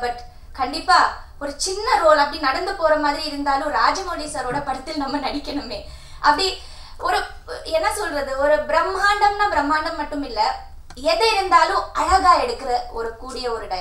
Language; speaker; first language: Tamil; non-native, local second language; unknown